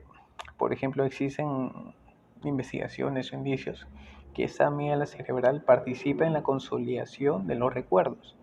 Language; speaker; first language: Spanish; native; Spanish